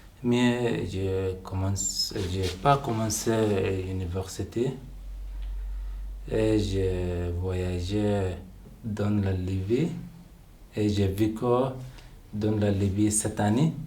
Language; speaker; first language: French; non-native, learner; Arabic